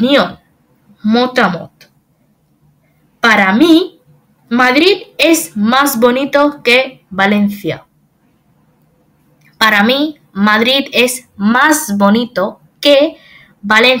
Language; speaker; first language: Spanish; non-native, fluent; Bangla